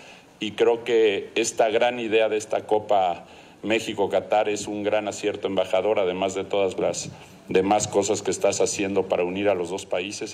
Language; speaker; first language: Spanish; native; Spanish